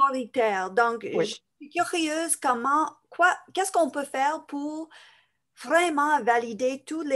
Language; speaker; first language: French; non-native, fluent; English